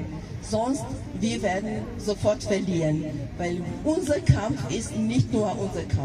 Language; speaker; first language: German; non-native, local second language; Georgian